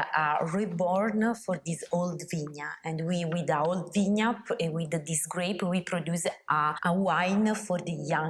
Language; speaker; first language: English; non-native, learner; Italian